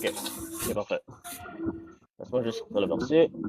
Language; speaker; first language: French; non-native, fluent; English